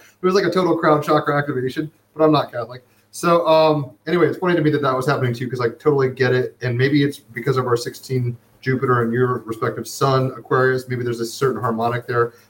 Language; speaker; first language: English; native; English